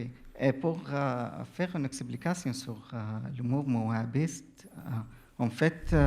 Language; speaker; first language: French; non-native, learner; Arabic